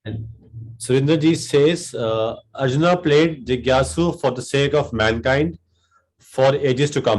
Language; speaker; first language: English; non-native, local second language; Hindi